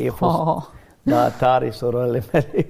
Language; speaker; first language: Romanian; non-native, learner; English